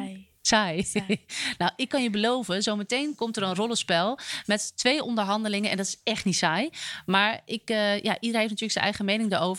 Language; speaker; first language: Dutch; native; Dutch